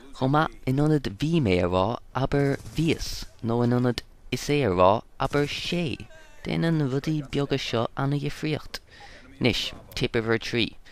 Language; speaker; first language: Irish; non-native, local second language; English